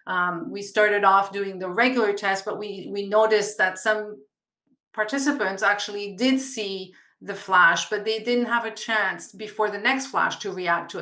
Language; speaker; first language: English; non-native, local second language; French